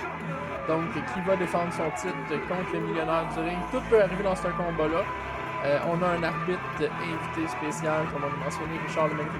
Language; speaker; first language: French; native; French